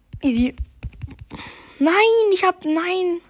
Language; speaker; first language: German; native; German